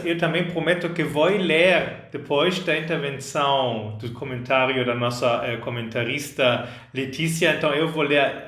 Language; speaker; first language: Portuguese; non-native, fluent; German